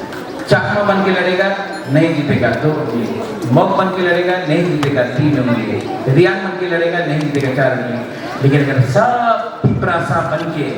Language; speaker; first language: Hindi; non-native, local second language; Bangla